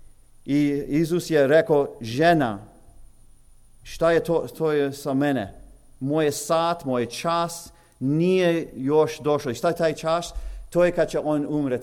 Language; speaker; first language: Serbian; early bilingual, heritage; English